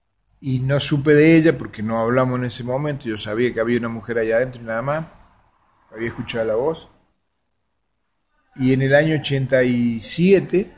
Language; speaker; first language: Spanish; native; Spanish